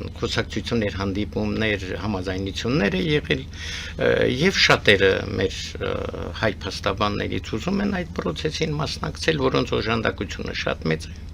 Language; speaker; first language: Armenian; early bilingual, heritage; Armenian